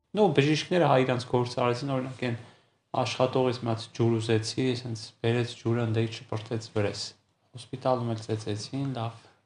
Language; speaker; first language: Armenian; native; Armenian